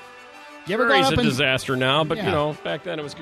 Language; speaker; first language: English; native; English